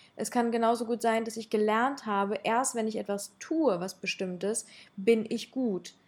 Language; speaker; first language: German; early bilingual, other home language; Russian